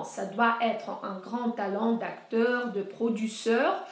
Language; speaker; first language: French; non-native, fluent; Russian